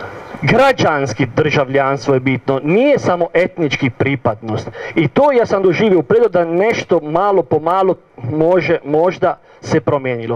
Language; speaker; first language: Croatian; non-native, learner; Italian